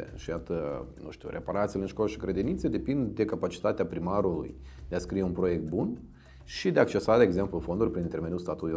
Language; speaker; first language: Romanian; native; Romanian